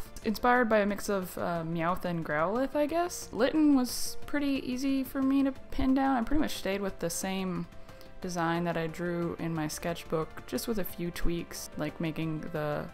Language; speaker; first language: English; native; English